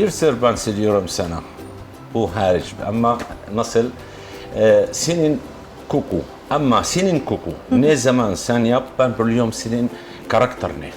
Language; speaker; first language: Turkish; non-native, learner; Arabic